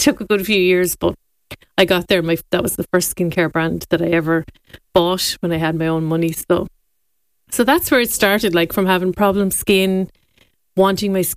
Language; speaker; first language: English; native; English